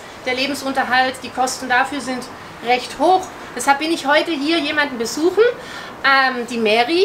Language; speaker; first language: German; native; German